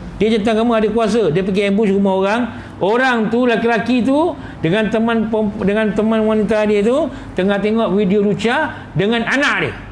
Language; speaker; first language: Malay; native; Malay